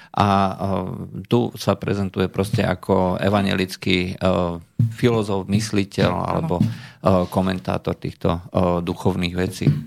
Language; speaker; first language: Slovak; native; Slovak